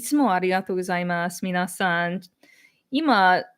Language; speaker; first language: Japanese; non-native, fluent; English